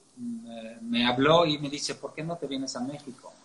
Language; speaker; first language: Spanish; non-native, fluent; Dutch